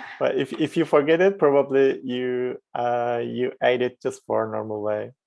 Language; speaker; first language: English; non-native, fluent; Turkish